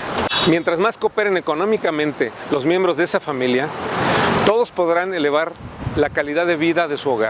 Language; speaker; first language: Spanish; native; Spanish